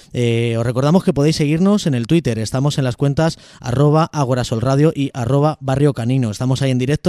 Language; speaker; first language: Spanish; native; Spanish